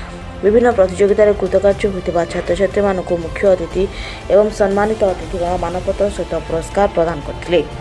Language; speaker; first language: Hindi; non-native, local second language; Odia